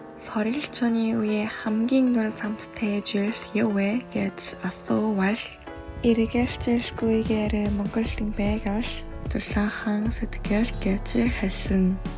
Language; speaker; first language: Mongolian; non-native, learner; Korean